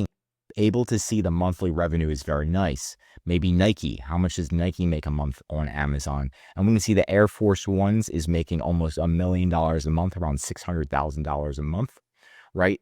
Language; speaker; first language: English; native; English